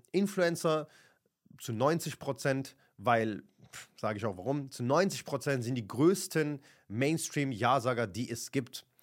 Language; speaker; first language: German; early bilingual, other home language; Kurdish